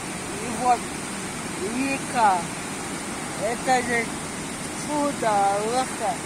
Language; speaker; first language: Russian; non-native, local second language; Kyrgyz